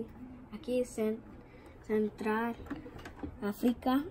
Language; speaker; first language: Spanish; early bilingual, heritage; Spanish